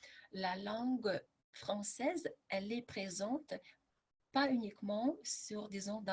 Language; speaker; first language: French; non-native, fluent; Lithuanian